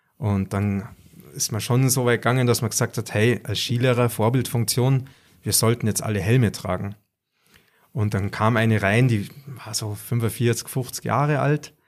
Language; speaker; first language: German; native; German